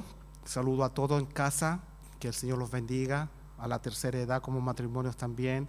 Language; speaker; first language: Spanish; native; Spanish